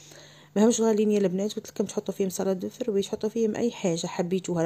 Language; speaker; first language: Arabic; native; Arabic